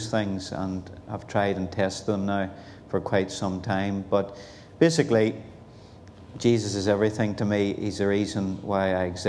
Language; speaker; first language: English; native; English